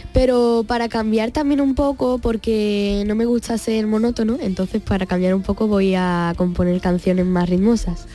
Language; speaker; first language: Spanish; native; Spanish